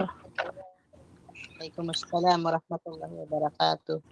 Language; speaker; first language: Arabic; non-native, learner; Filipino